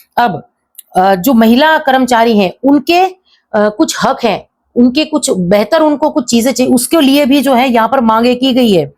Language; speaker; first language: Hindi; native; Hindi